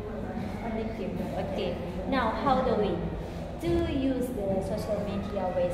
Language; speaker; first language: English; non-native, learner; Indonesian